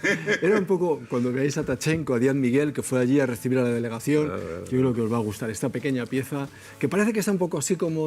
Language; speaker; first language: Spanish; native; Spanish